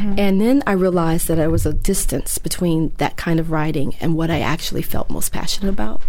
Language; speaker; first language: English; native; English